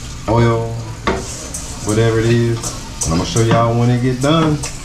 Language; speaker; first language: English; native; English